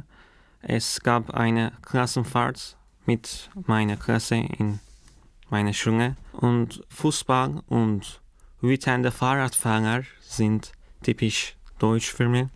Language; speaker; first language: German; non-native, learner; Turkish